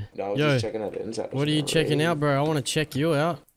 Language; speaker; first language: English; native; English